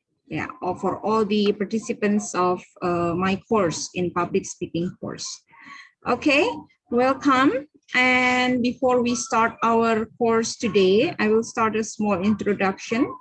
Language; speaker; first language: English; non-native, fluent; Indonesian